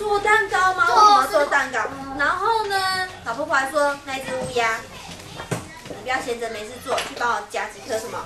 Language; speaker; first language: Chinese; native; Chinese